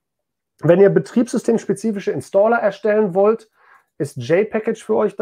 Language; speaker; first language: German; native; German